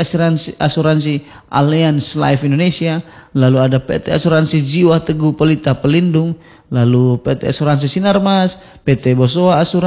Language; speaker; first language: Indonesian; non-native, local second language; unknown